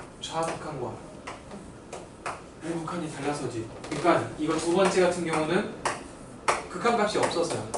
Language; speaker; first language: Korean; native; Korean